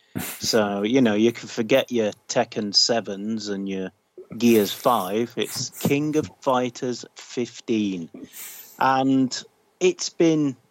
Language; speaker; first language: English; native; English